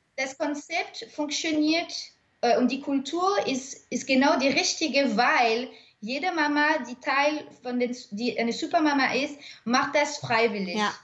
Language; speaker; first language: German; non-native, fluent; French